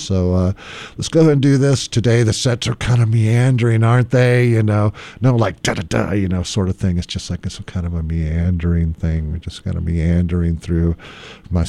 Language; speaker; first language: English; native; English